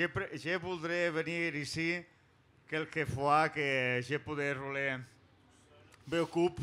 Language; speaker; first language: French; non-native, learner; Spanish